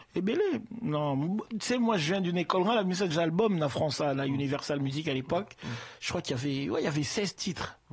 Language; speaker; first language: French; early bilingual, other home language; Lingala